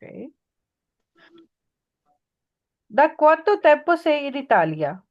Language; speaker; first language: Italian; non-native, fluent; Punjabi